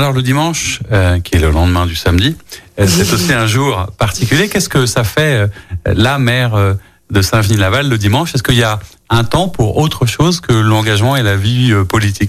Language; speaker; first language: French; native; French